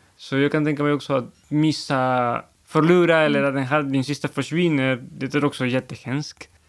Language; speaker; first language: Swedish; non-native, fluent; Spanish